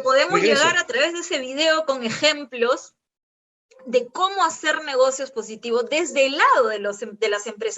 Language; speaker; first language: Spanish; native; Spanish